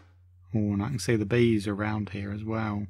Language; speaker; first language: English; native; English